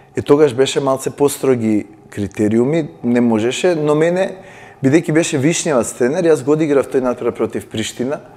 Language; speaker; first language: Macedonian; native; Macedonian